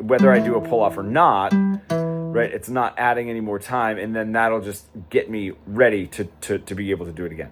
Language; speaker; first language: English; native; English